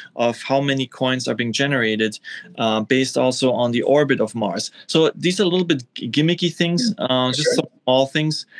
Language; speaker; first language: English; non-native, fluent; German